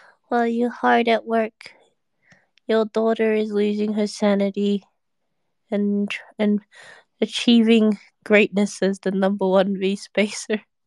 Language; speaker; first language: English; native; English